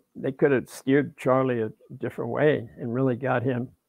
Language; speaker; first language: English; native; English